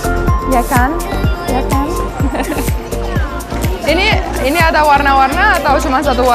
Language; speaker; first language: Indonesian; non-native, fluent; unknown